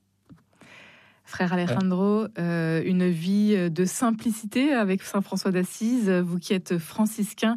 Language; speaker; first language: French; native; French